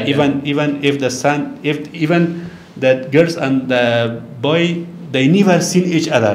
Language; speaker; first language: English; non-native, learner; Persian